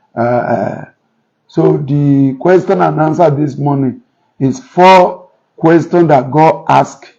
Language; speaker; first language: English; non-native, local second language; Yoruba